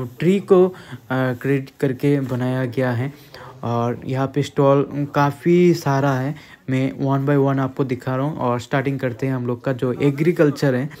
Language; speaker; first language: Hindi; non-native, local second language; Bangla